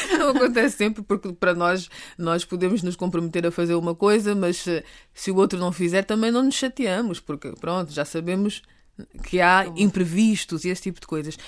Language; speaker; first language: Portuguese; native; Portuguese